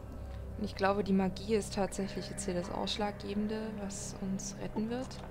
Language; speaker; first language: German; native; German